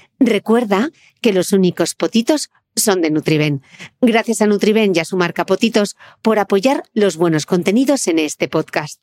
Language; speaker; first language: Spanish; native; Spanish